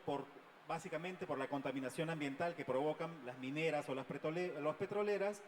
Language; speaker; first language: Spanish; native; Spanish